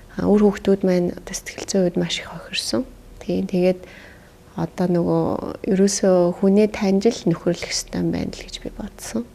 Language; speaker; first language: Mongolian; native; Mongolian